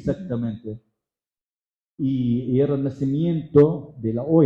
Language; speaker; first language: Spanish; non-native, fluent; Arabic